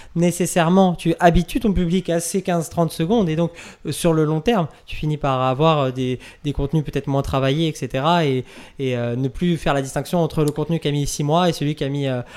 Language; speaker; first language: French; native; French